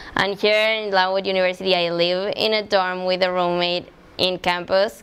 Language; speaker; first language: English; non-native, fluent; Spanish